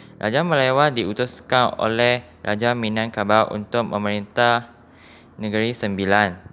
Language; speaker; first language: Malay; non-native, local second language; Chinese